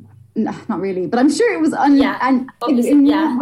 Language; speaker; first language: English; native; English